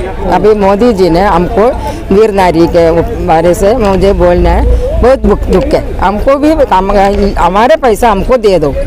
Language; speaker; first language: Hindi; non-native, local second language; Malayalam